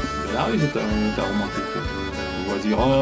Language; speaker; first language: Russian; non-native, learner; French